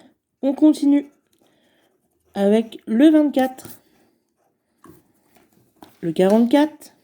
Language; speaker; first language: French; native; French